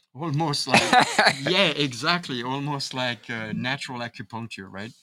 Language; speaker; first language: English; non-native, fluent; French